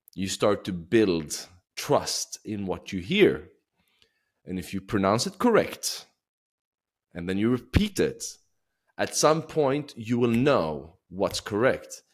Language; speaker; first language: English; non-native, fluent; Swedish